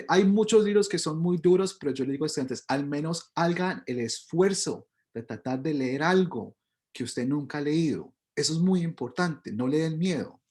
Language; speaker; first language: Spanish; early bilingual, heritage; Spanish